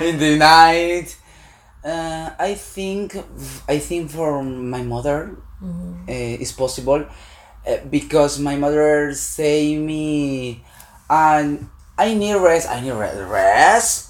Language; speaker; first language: English; non-native, learner; Spanish